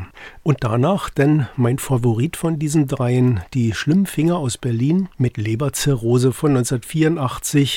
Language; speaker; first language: German; native; German